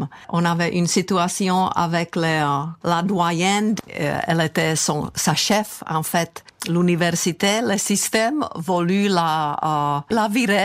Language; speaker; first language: French; non-native, fluent; Czech